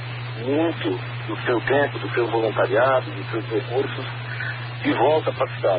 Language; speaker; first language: Portuguese; native; Portuguese